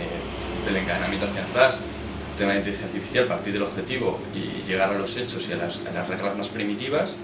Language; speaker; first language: Spanish; native; Spanish